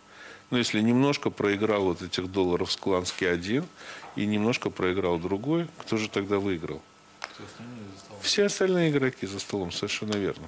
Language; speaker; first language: Russian; native; Russian